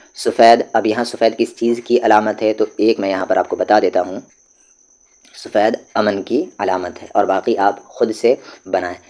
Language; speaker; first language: Urdu; native; Urdu